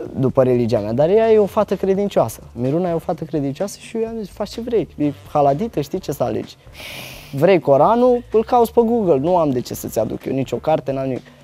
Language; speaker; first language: Romanian; early bilingual, other home language; Arabic